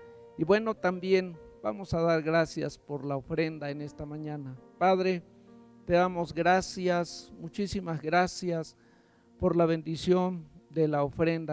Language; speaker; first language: Spanish; native; Spanish